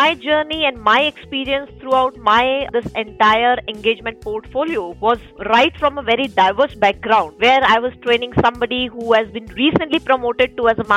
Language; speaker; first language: English; non-native, local second language; Hindi